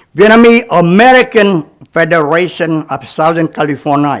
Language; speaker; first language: English; non-native, learner; Vietnamese